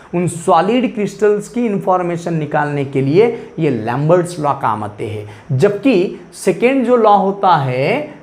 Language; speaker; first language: Hindi; non-native, local second language; Marathi